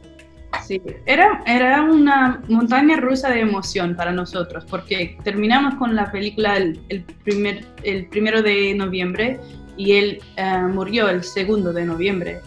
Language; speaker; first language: Spanish; non-native, fluent; English